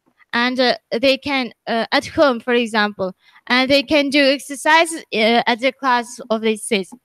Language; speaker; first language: English; non-native, learner; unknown